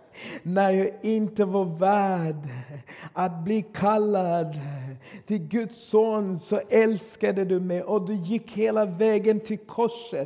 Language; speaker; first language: Swedish; non-native, fluent; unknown